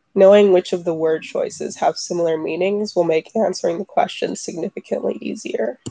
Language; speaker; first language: English; native; English